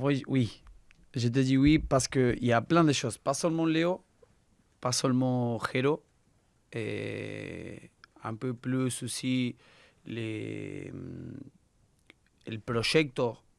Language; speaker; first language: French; non-native, learner; Spanish